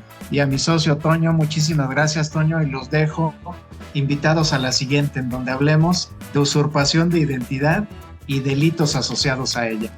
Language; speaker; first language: Spanish; native; Spanish